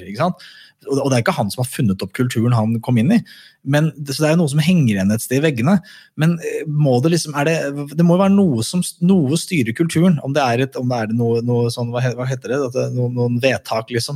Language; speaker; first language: Norwegian; native; Norwegian